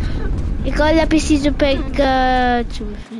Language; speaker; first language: Portuguese; early bilingual, heritage; Portuguese